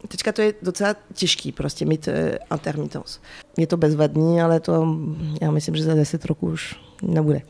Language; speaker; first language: Czech; early bilingual, heritage; French